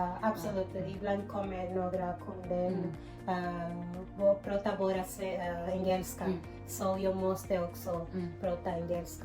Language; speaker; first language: Swedish; non-native, learner; Portuguese